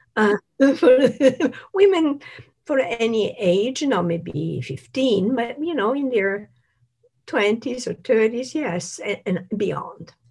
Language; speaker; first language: English; non-native, fluent; Italian